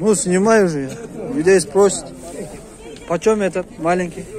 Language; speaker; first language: Russian; non-native, local second language; Uzbek